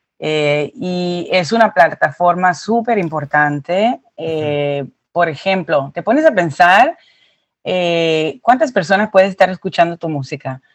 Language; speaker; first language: Spanish; early bilingual, heritage; Spanish